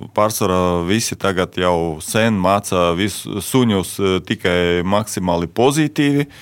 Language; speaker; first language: Latvian; non-native, local second language; Russian